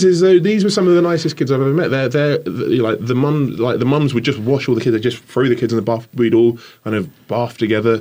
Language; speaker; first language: English; native; English